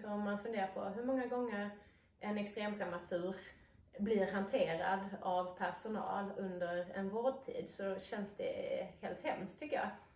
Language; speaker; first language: Swedish; native; Swedish